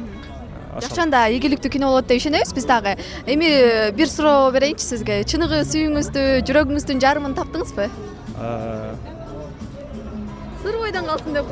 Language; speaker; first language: Kyrgyz; native; Kyrgyz